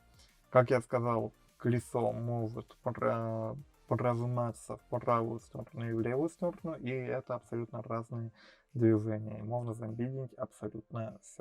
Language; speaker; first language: Russian; native; Russian